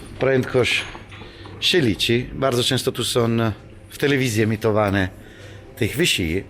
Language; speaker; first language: Polish; non-native, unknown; Italian